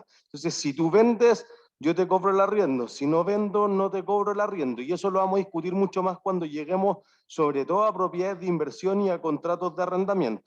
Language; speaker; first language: Spanish; native; Spanish